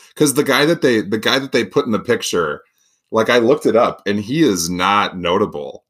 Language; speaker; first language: English; native; English